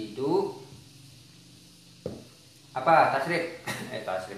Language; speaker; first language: Arabic; non-native, learner; Indonesian